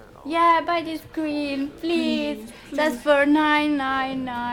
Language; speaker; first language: English; non-native, fluent; German